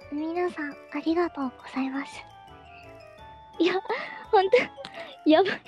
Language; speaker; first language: Japanese; non-native, learner; Filipino